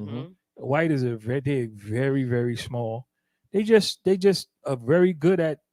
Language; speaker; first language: English; native; English